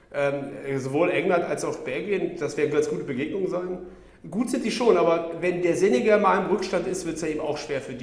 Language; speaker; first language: German; native; German